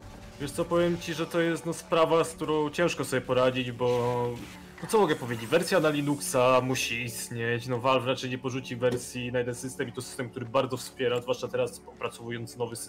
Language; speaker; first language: Polish; native; Polish